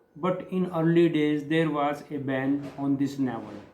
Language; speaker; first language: English; non-native, local second language; Hindi